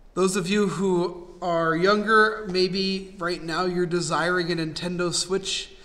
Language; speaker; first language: English; native; English